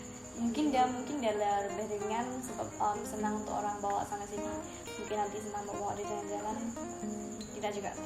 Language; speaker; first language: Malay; non-native, local second language; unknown